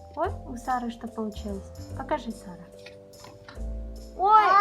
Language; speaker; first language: Russian; non-native, local second language; Kazakh